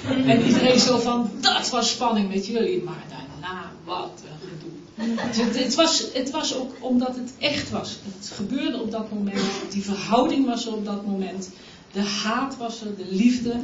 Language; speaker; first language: Dutch; native; Dutch